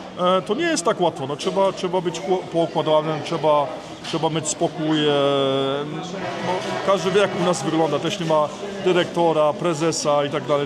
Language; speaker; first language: Polish; early bilingual, heritage; Polish